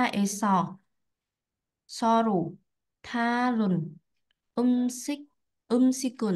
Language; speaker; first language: Korean; non-native, learner; Vietnamese